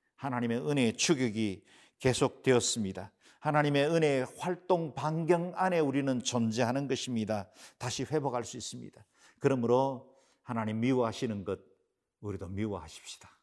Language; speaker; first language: Korean; native; Korean